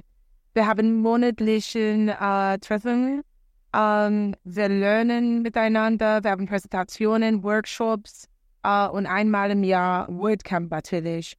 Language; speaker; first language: German; non-native, learner; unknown